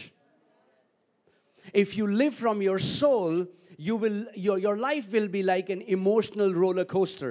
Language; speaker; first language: English; non-native, local second language; Hindi